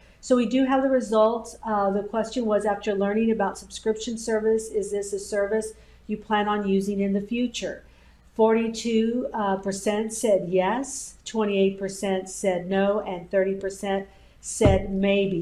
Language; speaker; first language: English; native; English